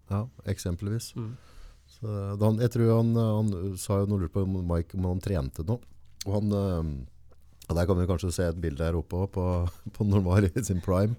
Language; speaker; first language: Norwegian; native; Norwegian